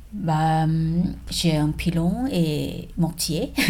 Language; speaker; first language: French; non-native, learner; Thai